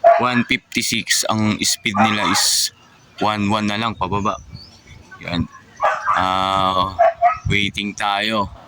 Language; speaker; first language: Filipino; native; Filipino